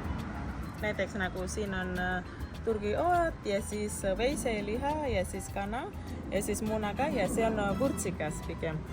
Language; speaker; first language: Estonian; non-native, fluent; Indonesian